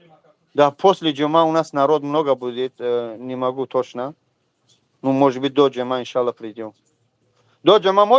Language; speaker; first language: Russian; non-native, fluent; Tajik